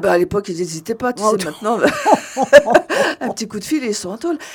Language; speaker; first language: French; native; French